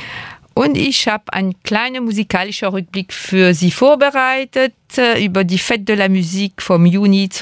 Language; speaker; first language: German; non-native, fluent; French